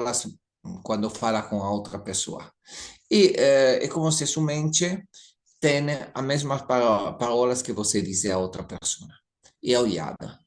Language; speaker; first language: Portuguese; non-native, learner; Italian